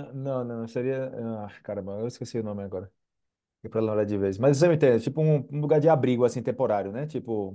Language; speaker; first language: Portuguese; native; Portuguese